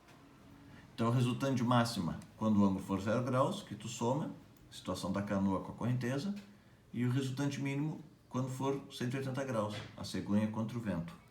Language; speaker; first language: Portuguese; native; Portuguese